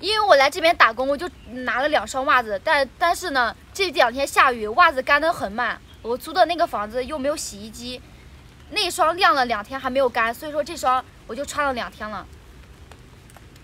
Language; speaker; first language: Chinese; native; Chinese